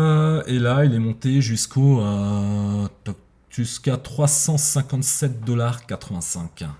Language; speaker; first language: French; native; French